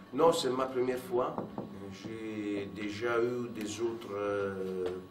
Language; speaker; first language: French; non-native, fluent; Italian